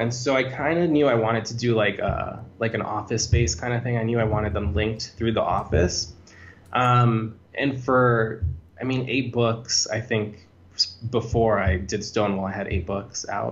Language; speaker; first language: English; native; English